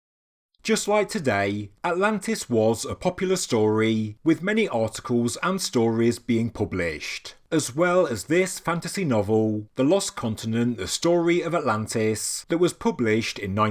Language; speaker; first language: English; native; English